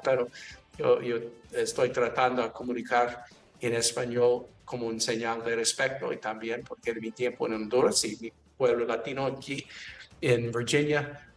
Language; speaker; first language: Spanish; non-native, learner; English